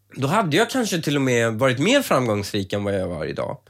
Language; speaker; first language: Swedish; early bilingual, other home language; Persian